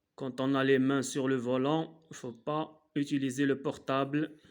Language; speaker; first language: French; non-native, local second language; Arabic